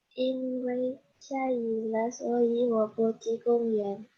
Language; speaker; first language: Chinese; non-native, learner; Indonesian